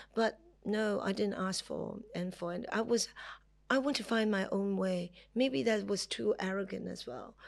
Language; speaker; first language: English; non-native, local second language; Cantonese